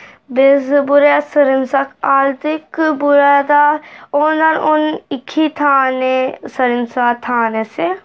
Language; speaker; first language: Turkish; non-native, learner; Urdu